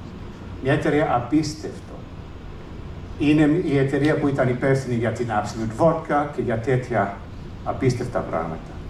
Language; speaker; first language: Greek; early bilingual, heritage; English